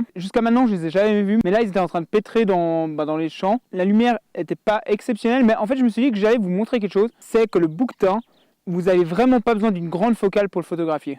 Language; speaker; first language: French; native; French